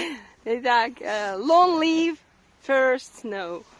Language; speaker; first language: English; non-native, learner; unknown